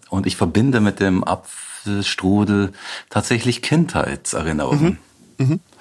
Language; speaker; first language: German; native; German